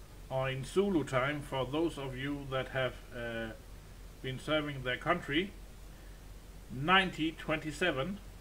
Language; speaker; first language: English; non-native, fluent; Danish